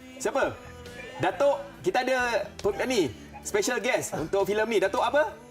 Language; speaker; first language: Malay; native; Malay